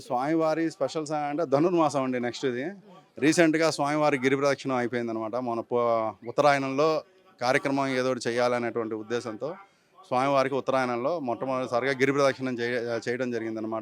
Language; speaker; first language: Telugu; native; Telugu